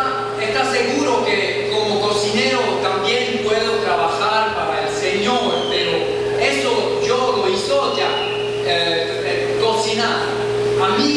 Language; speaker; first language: Spanish; non-native, learner; German